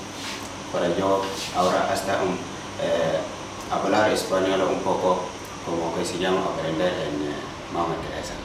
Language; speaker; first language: Spanish; non-native, learner; Arabic